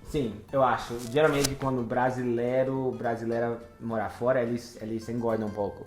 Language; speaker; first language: Portuguese; non-native, fluent; English